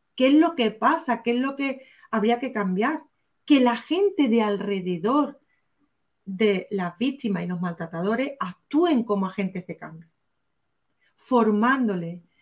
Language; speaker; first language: Spanish; native; Spanish